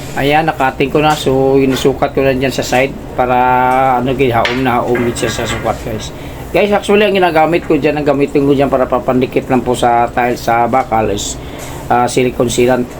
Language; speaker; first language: Filipino; non-native, local second language; Cebuano